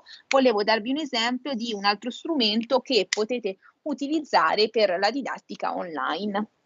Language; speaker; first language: Italian; native; Italian